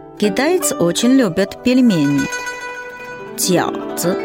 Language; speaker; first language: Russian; non-native, fluent; Chinese